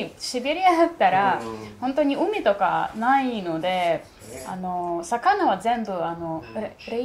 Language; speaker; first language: Japanese; non-native, fluent; Russian